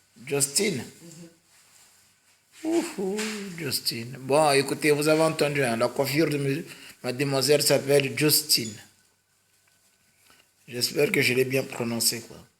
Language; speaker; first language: French; native; French